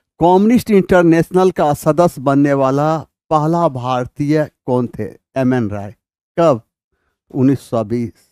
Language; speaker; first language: Hindi; native; Hindi